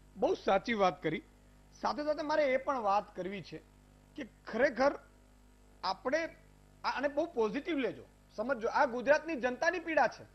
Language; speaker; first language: Gujarati; native; Gujarati